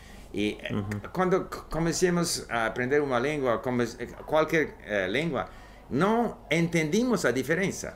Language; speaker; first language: Portuguese; non-native, learner; English